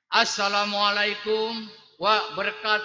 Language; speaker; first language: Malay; non-native, local second language; Sundanese